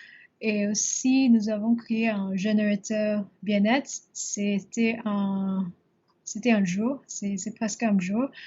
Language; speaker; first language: French; non-native, learner; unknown